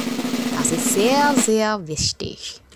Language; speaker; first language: German; non-native, fluent; Indonesian